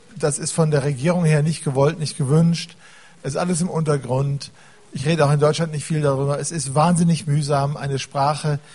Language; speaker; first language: German; native; German